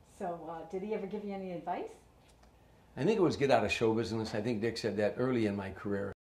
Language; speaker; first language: English; native; English